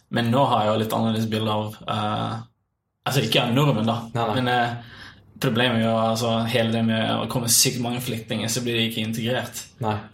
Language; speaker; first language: Norwegian; early bilingual, other home language; Bosnian